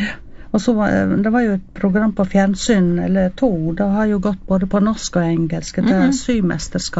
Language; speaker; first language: Norwegian; native; Norwegian